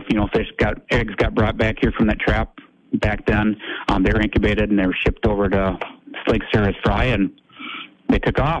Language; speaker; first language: English; native; English